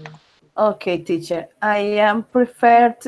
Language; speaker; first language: English; non-native, learner; Spanish